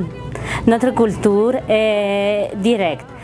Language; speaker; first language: French; non-native, learner; Romanian